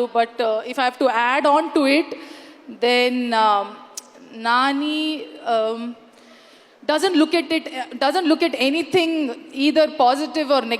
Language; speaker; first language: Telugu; non-native, learner; Kannada